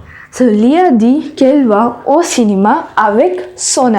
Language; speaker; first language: French; non-native, fluent; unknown